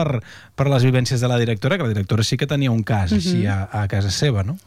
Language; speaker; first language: Catalan; native; Catalan